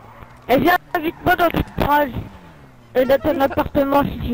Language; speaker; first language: French; native; French